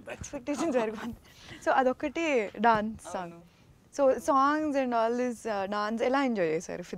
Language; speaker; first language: Telugu; native; Telugu